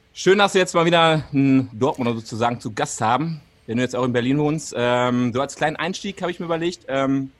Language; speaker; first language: German; native; German